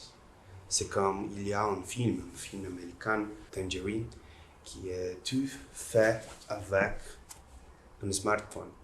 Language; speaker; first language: French; non-native, learner; Portuguese